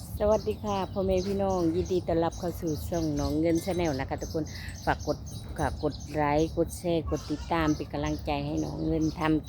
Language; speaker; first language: Thai; non-native, local second language; Lao